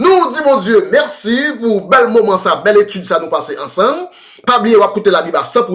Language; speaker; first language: French; non-native, local second language; Haitian Creole